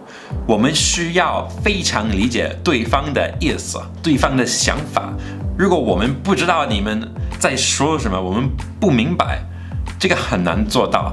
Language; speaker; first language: Chinese; non-native, fluent; English